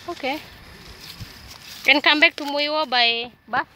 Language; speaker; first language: English; non-native, learner; Indonesian